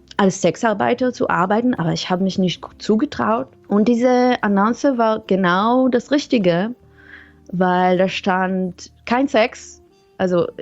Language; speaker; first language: German; non-native, learner; Hebrew